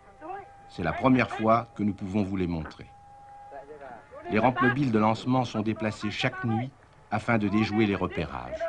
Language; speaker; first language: French; native; French